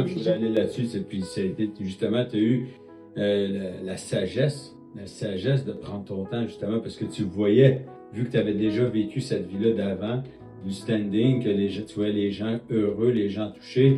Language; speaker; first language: French; native; French